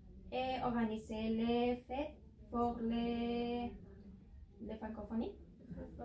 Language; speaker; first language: French; non-native, learner; Spanish